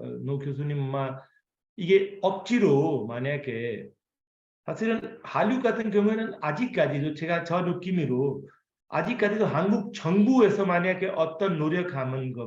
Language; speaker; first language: Korean; non-native, fluent; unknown